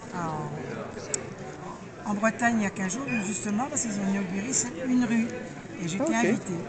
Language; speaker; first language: French; native; French